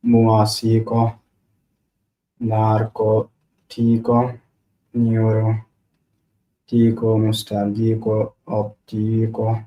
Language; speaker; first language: Spanish; non-native, learner; Arabic